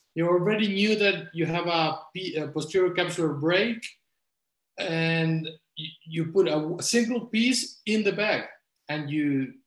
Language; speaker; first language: English; non-native, fluent; Spanish